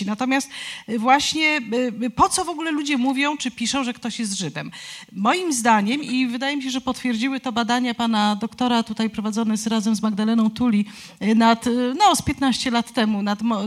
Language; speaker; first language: Polish; native; Polish